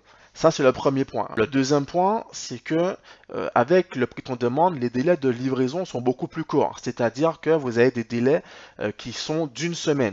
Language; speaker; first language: French; native; French